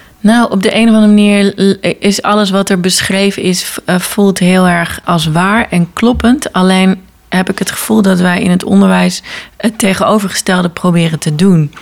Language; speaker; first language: Dutch; native; Dutch